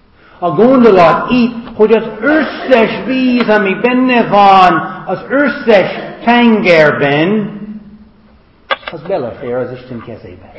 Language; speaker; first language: Hungarian; non-native, learner; English